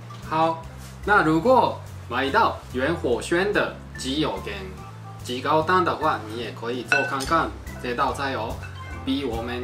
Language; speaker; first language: Chinese; non-native, fluent; Japanese